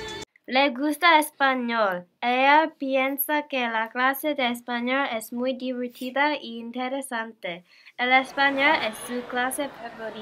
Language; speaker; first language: Spanish; non-native, learner; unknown